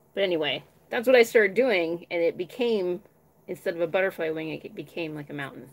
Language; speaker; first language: English; native; English